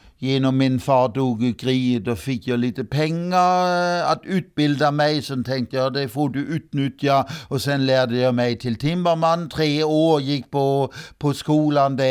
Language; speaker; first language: Swedish; non-native, fluent; German